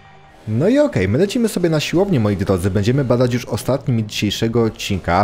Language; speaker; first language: Polish; native; Polish